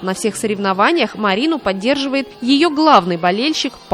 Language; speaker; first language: Russian; native; Russian